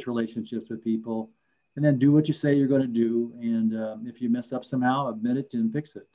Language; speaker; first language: English; native; English